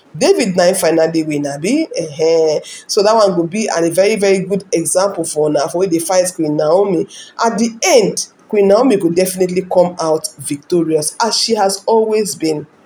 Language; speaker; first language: Nigerian Pidgin; non-native, local second language; Igbo